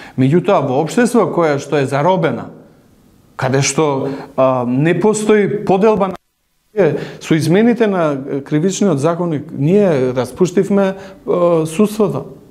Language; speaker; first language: Macedonian; non-native, local second language; Albanian